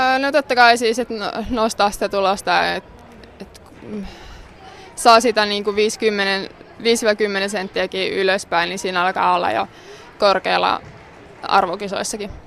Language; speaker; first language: Finnish; native; Finnish